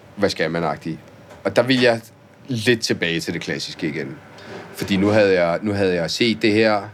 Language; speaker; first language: Danish; early bilingual, other home language; Italian